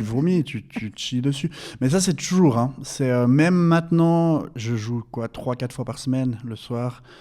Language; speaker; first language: French; native; French